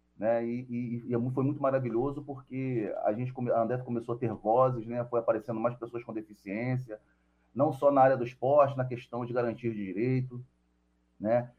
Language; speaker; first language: Portuguese; native; Portuguese